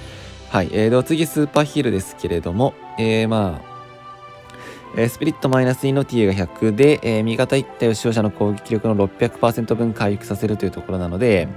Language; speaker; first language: Japanese; native; Japanese